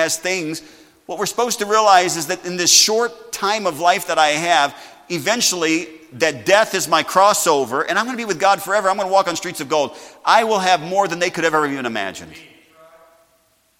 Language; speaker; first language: English; native; English